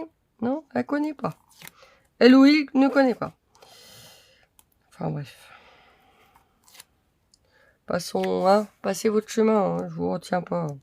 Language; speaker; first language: French; native; French